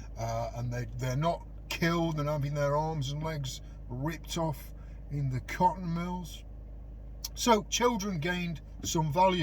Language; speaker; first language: English; native; English